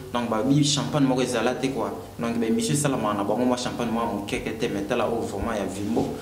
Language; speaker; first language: French; non-native, local second language; Lingala